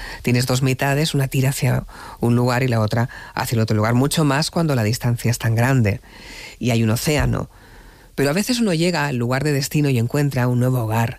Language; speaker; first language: Spanish; native; Spanish